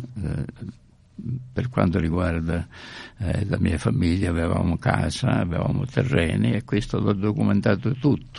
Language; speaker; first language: Italian; native; Italian